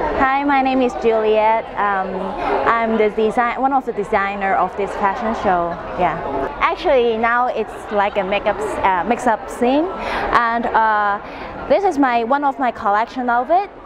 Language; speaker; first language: English; non-native, local second language; Cantonese